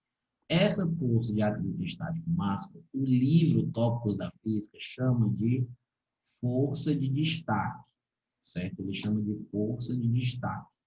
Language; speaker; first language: Portuguese; native; Portuguese